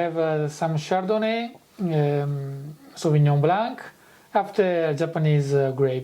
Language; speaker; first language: English; non-native, fluent; Italian